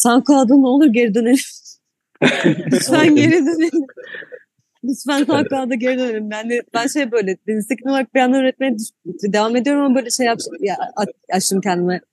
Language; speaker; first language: Turkish; native; Turkish